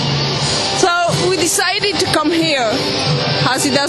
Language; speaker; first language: English; non-native, learner; French